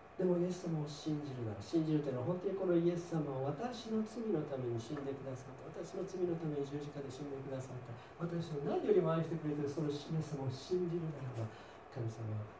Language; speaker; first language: Japanese; native; Japanese